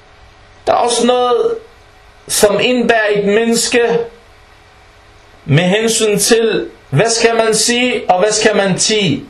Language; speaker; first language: Danish; non-native, fluent; Arabic